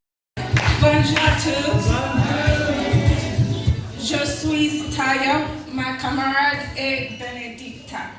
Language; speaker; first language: French; non-native, learner; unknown